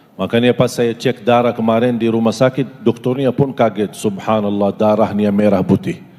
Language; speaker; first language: Malay; non-native, fluent; Arabic